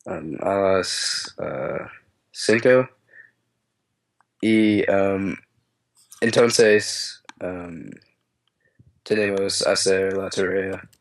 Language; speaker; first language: Spanish; non-native, learner; English